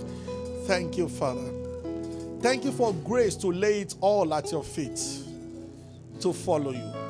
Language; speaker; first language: English; non-native, local second language; Yoruba